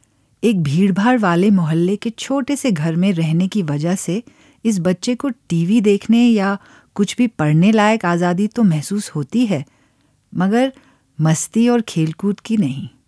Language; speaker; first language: Hindi; native; Hindi